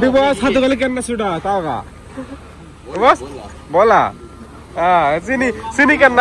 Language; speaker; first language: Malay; non-native, learner; Bangla